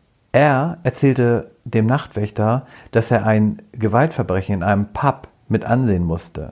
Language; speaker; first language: German; native; German